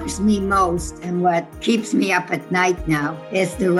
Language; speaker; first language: English; non-native, fluent; Dutch